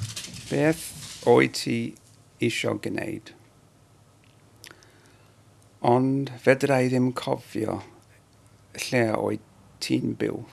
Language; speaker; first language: Welsh; non-native, learner; English